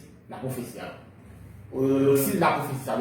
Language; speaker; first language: Haitian Creole; native; Haitian Creole